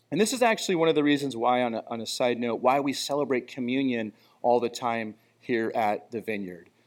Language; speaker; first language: English; native; English